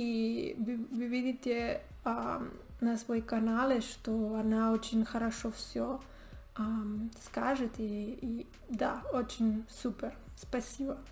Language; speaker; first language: Russian; non-native, learner; Spanish